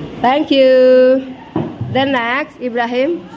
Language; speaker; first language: English; non-native, fluent; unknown